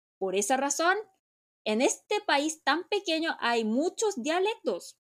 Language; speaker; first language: Spanish; non-native, fluent; Korean